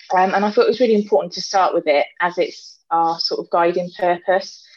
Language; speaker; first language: English; native; English